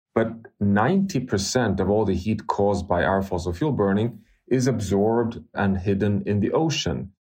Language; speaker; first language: English; non-native, fluent; Swedish